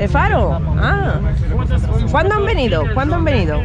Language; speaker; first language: Spanish; native; Spanish